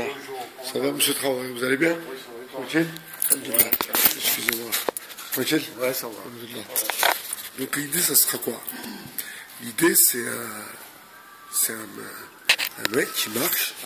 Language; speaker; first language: French; native; French